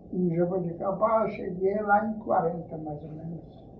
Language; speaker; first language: Portuguese; non-native, fluent; Ukrainian